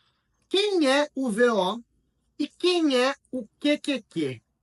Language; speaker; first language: Portuguese; native; Portuguese